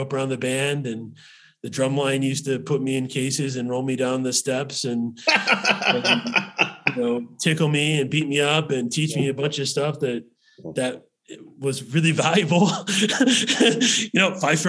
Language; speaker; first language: English; native; English